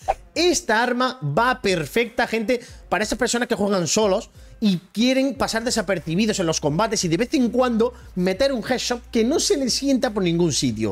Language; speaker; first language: Spanish; native; Spanish